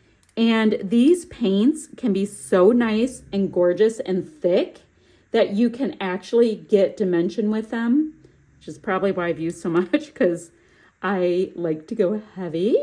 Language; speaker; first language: English; native; English